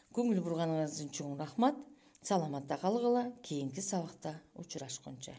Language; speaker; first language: Kyrgyz; non-native, local second language; Uzbek